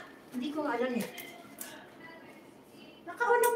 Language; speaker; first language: Filipino; native; Filipino